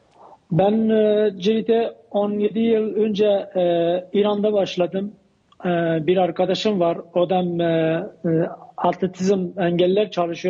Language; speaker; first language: Turkish; non-native, learner; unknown